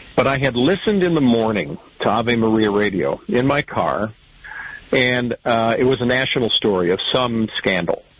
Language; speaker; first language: English; native; English